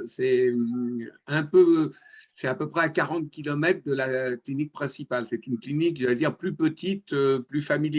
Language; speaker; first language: French; native; French